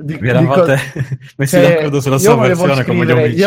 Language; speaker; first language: Italian; native; Italian